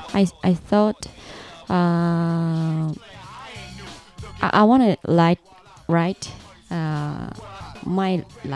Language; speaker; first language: English; non-native, learner; Japanese